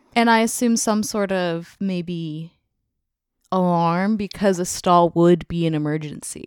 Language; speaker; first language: English; native; English